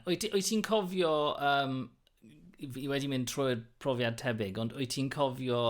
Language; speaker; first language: Welsh; non-native, local second language; English